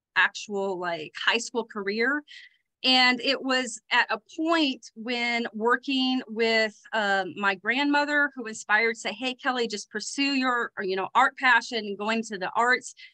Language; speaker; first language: English; native; English